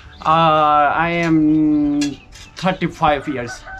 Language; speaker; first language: English; non-native, learner; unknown